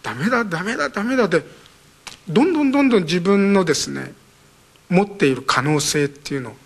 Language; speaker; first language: Japanese; native; Japanese